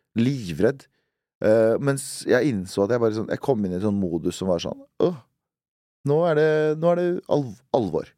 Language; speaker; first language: Norwegian; early bilingual, other home language; Central Kurdish